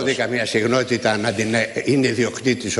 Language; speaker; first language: Greek; native; Greek